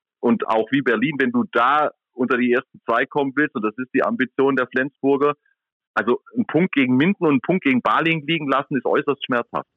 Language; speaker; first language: German; native; German